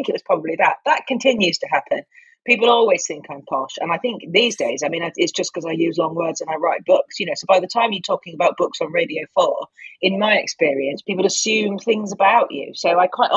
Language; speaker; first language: English; native; English